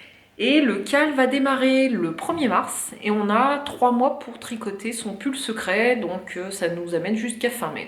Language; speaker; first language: French; native; French